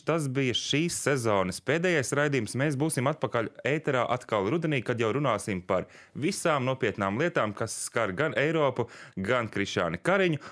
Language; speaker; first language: Latvian; native; Latvian